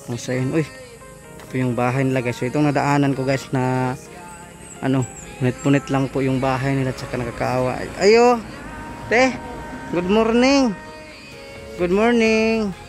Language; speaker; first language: Filipino; non-native, local second language; Cebuano